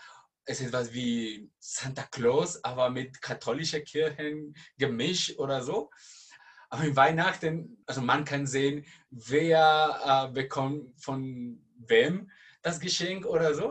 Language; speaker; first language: German; non-native, learner; Spanish